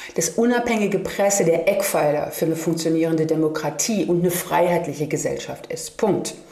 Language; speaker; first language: German; native; German